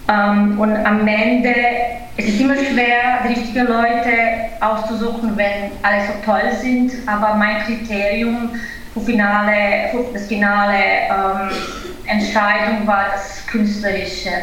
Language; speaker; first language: German; non-native, fluent; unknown